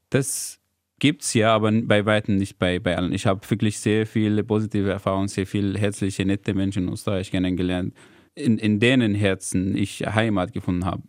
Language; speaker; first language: German; non-native, fluent; Arabic